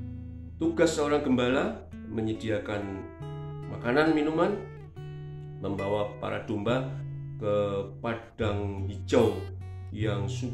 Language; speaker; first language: Indonesian; native; Indonesian